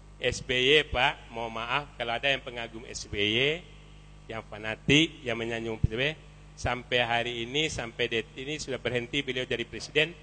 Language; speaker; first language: Indonesian; non-native, local second language; Minangkabau